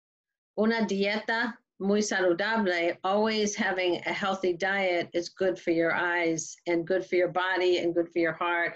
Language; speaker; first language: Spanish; non-native, learner; English